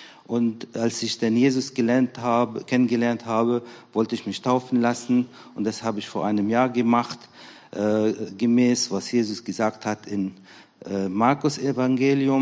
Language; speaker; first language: German; non-native, fluent; Arabic